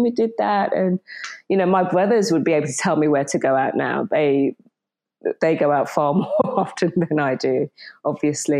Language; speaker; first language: English; native; English